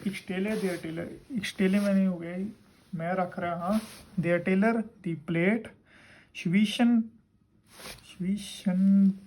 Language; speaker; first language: Hindi; non-native, local second language; Punjabi